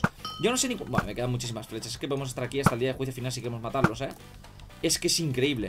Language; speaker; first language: Spanish; native; Spanish